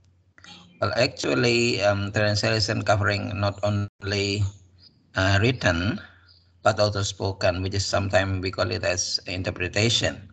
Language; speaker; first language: English; non-native, fluent; Indonesian